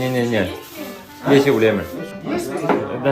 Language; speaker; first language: Russian; non-native, learner; Chinese